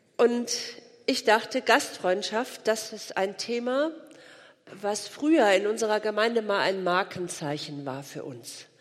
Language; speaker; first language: German; native; German